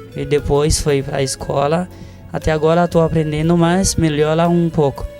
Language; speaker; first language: Portuguese; non-native, fluent; Haitian Creole